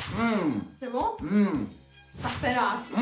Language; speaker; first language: French; non-native, learner; Arabic